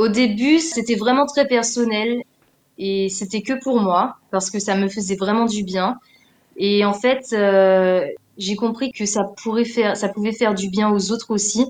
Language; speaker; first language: French; native; French